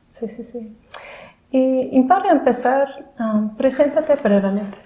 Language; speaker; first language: Spanish; non-native, fluent; English